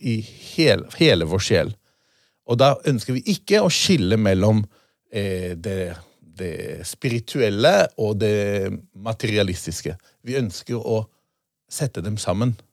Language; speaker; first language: Norwegian; non-native, fluent; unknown